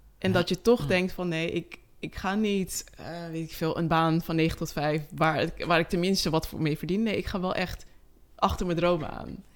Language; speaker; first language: Dutch; native; Dutch